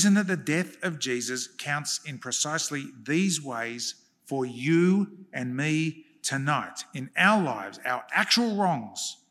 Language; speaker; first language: English; early bilingual, other home language; Hungarian